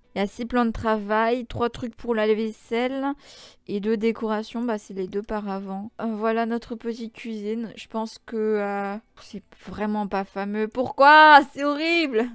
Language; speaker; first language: French; native; French